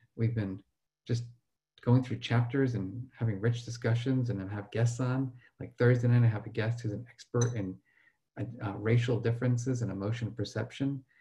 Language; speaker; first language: English; native; English